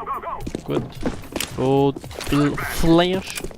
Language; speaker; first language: German; native; German